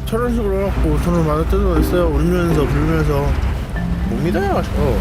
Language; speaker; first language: Korean; native; Korean